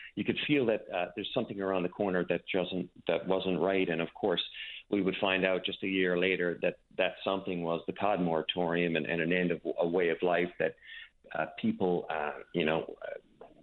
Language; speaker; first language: English; native; English